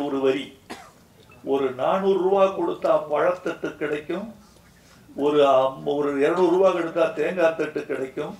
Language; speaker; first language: Tamil; native; Tamil